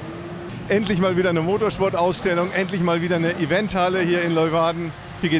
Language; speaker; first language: German; native; German